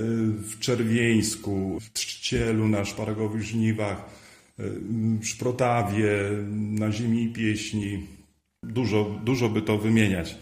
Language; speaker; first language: Polish; native; Polish